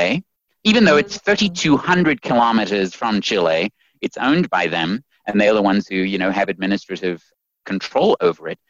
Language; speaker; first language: English; native; English